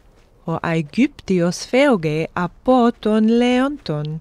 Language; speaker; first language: Greek; non-native, fluent; English